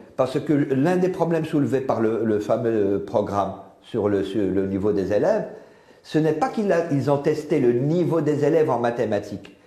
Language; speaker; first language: French; non-native, local second language; Arabic